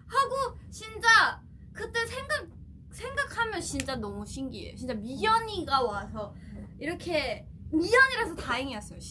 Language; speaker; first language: Korean; non-native, fluent; Thai